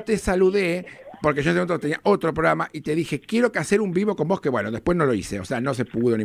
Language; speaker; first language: Spanish; native; Spanish